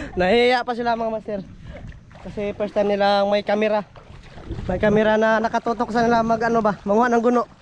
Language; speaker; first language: Filipino; non-native, local second language; Cebuano